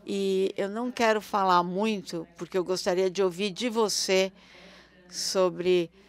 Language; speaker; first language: Portuguese; non-native, fluent; German